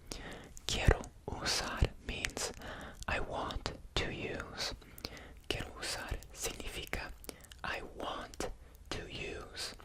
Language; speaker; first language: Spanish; non-native, learner; English